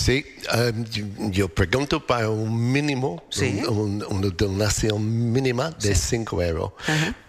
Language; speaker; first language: Spanish; non-native, learner; English